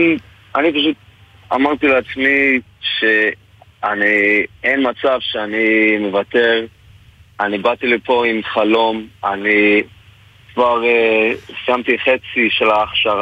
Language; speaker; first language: Hebrew; non-native, fluent; English